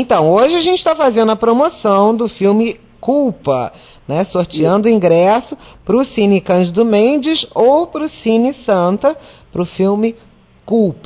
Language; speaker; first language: Portuguese; native; Portuguese